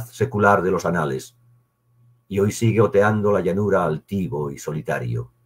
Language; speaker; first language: Spanish; native; Spanish